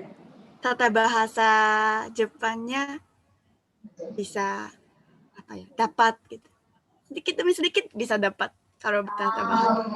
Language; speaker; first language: Indonesian; non-native, fluent; Japanese